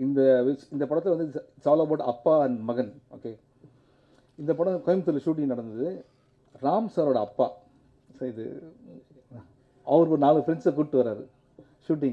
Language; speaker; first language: Tamil; native; Tamil